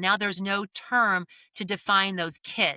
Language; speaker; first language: English; native; English